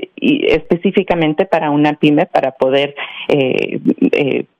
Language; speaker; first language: Spanish; early bilingual, heritage; Spanish